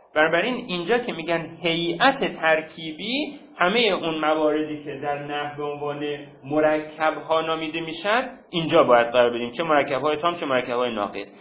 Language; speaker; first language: Persian; native; Persian